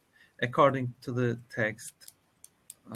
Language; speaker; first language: English; non-native, learner; Turkish